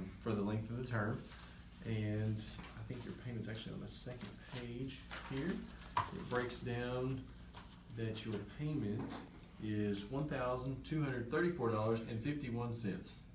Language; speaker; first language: English; native; English